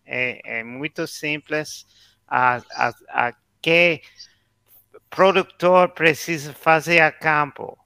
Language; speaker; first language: Portuguese; non-native, learner; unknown